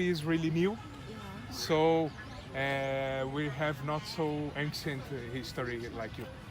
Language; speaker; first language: English; non-native, fluent; Portuguese